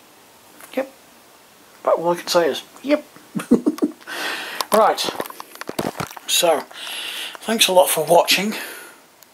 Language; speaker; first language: English; native; English